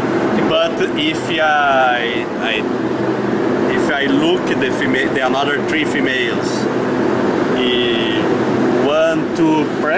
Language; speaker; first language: English; non-native, learner; Portuguese